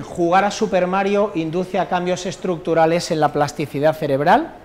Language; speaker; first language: Spanish; non-native, local second language; Catalan